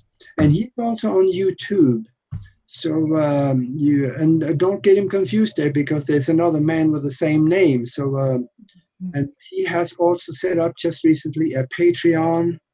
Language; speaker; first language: English; non-native, fluent; Norwegian